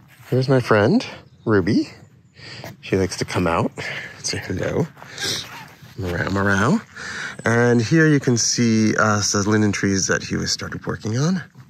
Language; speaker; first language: English; native; English